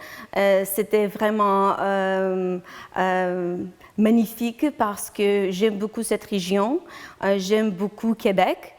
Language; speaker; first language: French; non-native, learner; Ukrainian